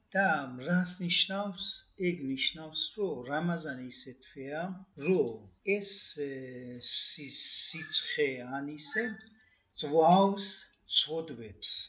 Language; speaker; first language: Georgian; early bilingual, heritage; Georgian